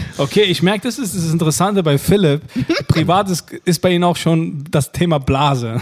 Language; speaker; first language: German; early bilingual, other home language; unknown